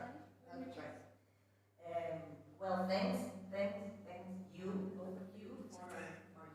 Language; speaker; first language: English; non-native, learner; Spanish